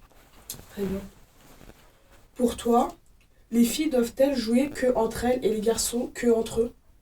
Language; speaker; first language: French; native; French